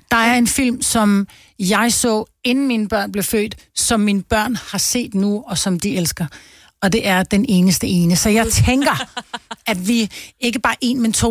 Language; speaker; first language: Danish; native; Danish